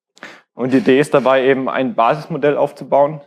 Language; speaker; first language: German; native; German